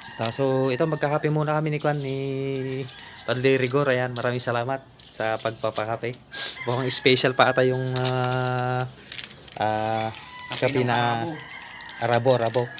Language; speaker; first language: Filipino; non-native, local second language; Iloko